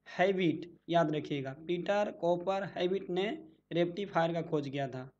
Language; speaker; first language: Hindi; native; Hindi